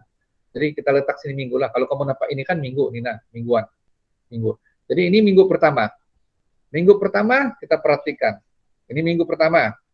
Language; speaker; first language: Indonesian; non-native, local second language; Malay